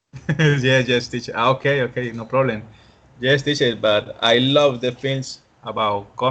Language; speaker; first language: English; non-native, learner; Spanish